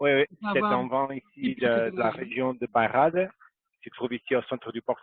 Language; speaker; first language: French; non-native, fluent; Portuguese